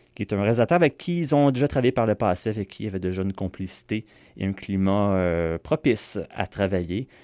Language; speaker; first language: French; native; French